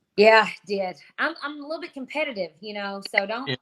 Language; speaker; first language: English; native; English